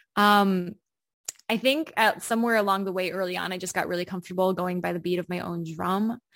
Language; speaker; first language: English; native; English